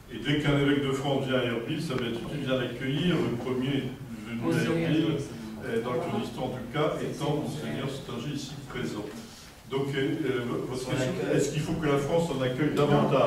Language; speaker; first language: French; native; French